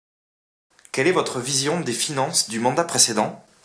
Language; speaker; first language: French; native; French